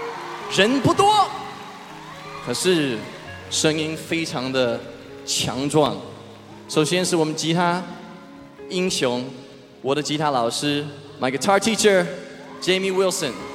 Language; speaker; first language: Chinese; early bilingual, heritage; Chinese